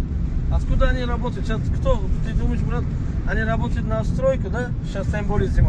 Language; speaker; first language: Russian; non-native, learner; Uzbek